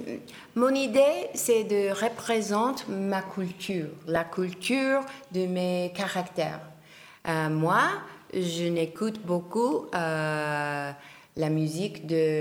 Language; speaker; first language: French; non-native, learner; English